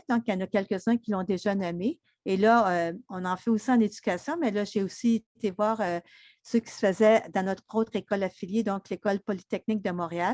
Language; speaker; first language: French; native; French